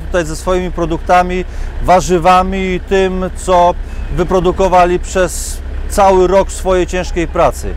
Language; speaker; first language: Polish; native; Polish